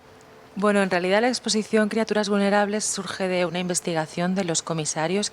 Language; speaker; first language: Spanish; native; Spanish